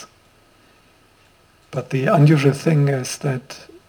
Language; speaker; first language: English; non-native, fluent; German